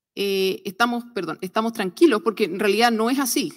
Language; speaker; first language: Spanish; native; Spanish